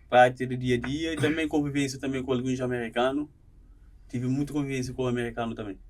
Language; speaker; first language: Portuguese; non-native, local second language; Kabuverdianu